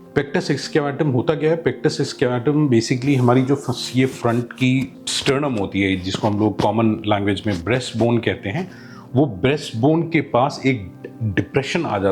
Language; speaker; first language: Hindi; native; Hindi